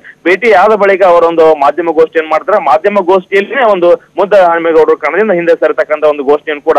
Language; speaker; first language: Kannada; native; Kannada